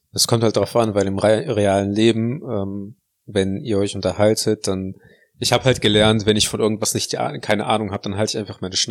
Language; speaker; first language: German; native; German